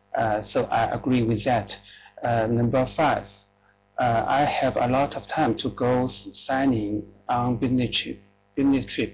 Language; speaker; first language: English; non-native, learner; Chinese